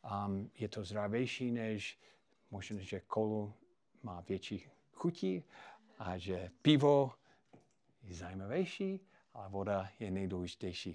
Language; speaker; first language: Czech; non-native, fluent; English